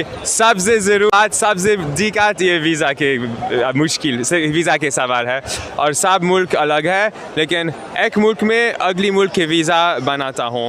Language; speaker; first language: Hindi; non-native, learner; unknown